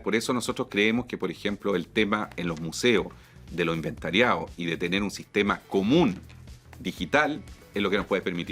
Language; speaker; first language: Spanish; native; Spanish